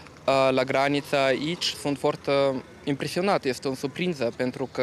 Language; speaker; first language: Romanian; non-native, learner; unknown